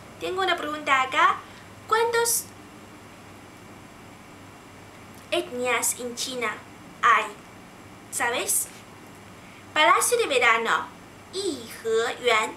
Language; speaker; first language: Spanish; non-native, learner; Chinese